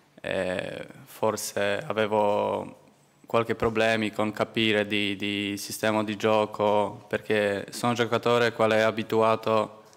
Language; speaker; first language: Italian; non-native, learner; Polish